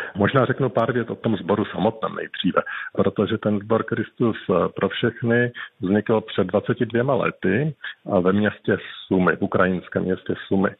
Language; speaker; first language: Czech; native; Czech